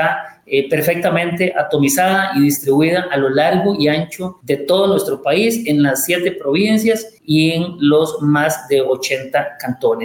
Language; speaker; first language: Spanish; native; Spanish